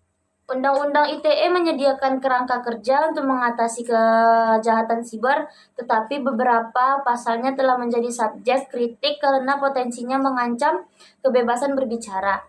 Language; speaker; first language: Indonesian; native; Indonesian